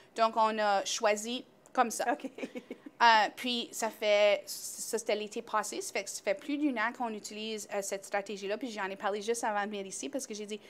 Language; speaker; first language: French; native; French